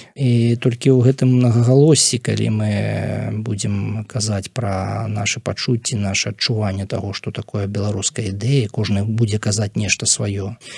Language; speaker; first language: Belarusian; non-native, local second language; Russian